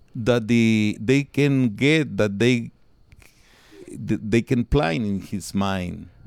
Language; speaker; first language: English; non-native, learner; Spanish